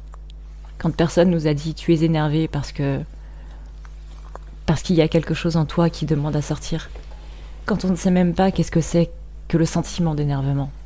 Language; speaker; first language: French; native; French